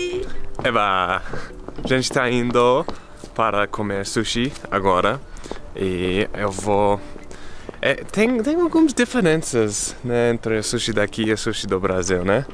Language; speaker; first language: Portuguese; non-native, fluent; English